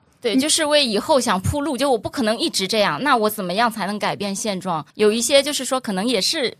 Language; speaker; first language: Chinese; native; Chinese